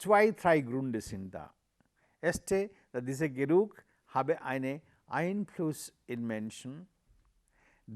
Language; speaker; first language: German; non-native, learner; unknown